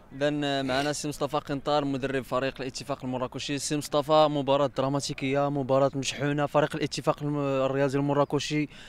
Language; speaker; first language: Arabic; native; Arabic